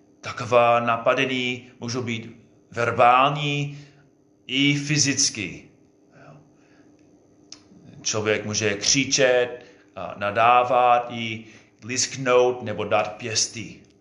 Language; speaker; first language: Czech; non-native, fluent; English